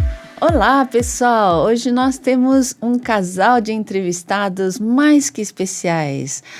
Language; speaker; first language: Portuguese; non-native, fluent; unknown